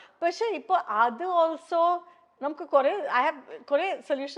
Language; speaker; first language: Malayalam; non-native, fluent; Kannada